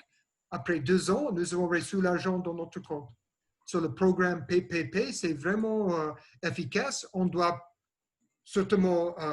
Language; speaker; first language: French; non-native, learner; English